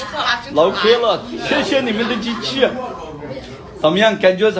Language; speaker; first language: Chinese; non-native, local second language; Uyghur